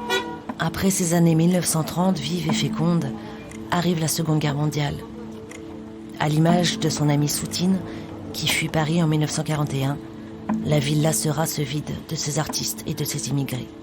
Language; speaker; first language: French; native; French